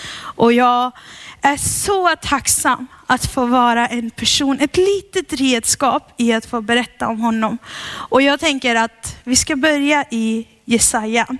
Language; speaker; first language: Swedish; early bilingual, heritage; Swedish